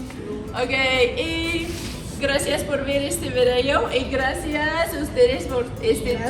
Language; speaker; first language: Spanish; non-native, learner; English